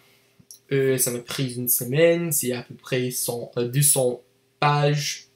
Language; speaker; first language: French; non-native, learner; English